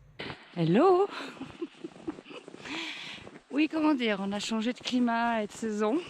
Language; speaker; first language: French; native; French